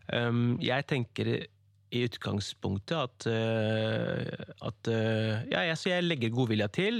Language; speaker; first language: Norwegian; early bilingual, other home language; Kurdish